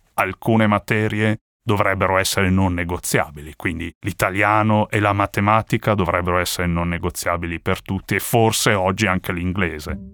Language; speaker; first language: Italian; native; Italian